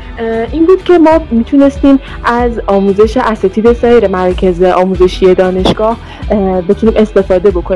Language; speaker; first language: Persian; native; Persian